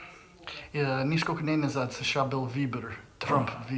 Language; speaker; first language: Russian; non-native, learner; English